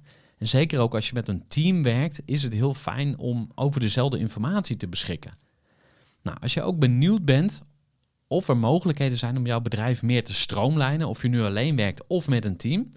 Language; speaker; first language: Dutch; native; Dutch